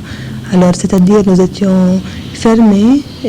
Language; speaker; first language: French; non-native, fluent; English